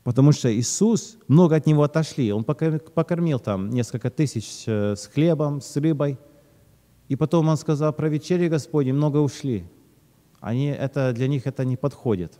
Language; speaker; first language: Russian; early bilingual, heritage; Russian